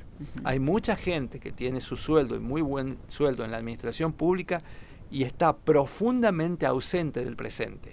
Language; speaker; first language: Spanish; native; Spanish